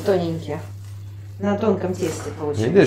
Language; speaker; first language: Russian; native; Russian